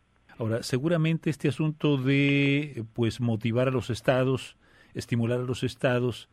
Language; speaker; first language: Spanish; native; Spanish